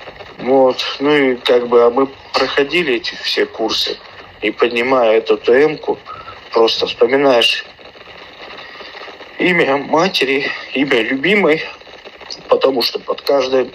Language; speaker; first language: Russian; native; Russian